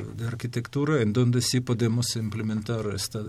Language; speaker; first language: Spanish; non-native, fluent; Ukrainian